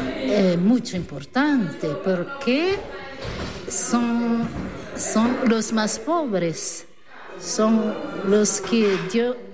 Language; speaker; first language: Spanish; non-native, learner; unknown